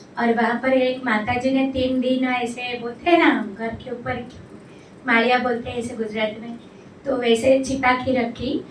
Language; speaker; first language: Hindi; non-native, local second language; Odia